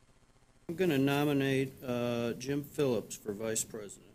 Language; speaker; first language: English; native; English